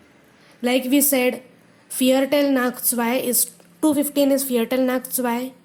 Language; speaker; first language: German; non-native, fluent; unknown